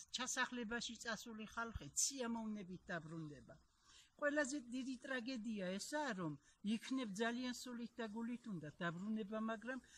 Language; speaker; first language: Georgian; non-native, local second language; Svan